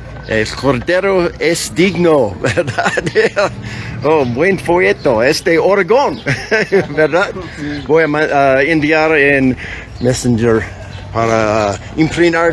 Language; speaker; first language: Spanish; non-native, learner; English